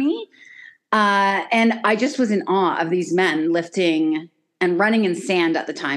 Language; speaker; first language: English; native; English